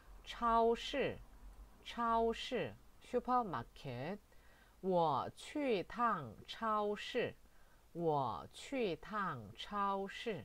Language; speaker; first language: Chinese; non-native, fluent; Korean